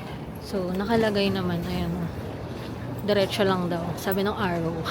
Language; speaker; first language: Filipino; native; Filipino